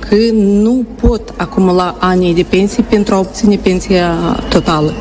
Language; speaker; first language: Romanian; native; Romanian